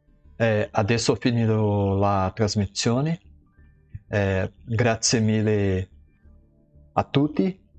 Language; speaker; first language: Italian; non-native, learner; Portuguese